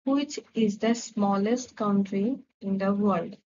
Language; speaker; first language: English; non-native, local second language; Assamese